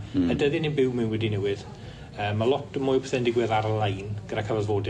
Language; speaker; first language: Welsh; native; Welsh